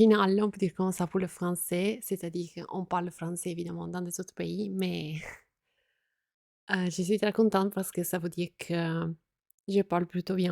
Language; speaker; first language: French; non-native, fluent; Italian